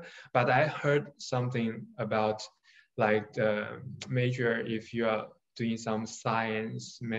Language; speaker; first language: English; non-native, fluent; Chinese